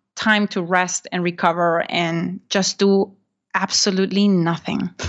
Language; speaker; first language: English; non-native, fluent; Spanish